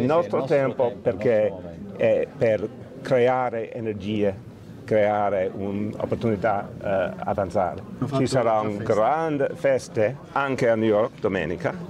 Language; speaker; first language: Italian; non-native, learner; English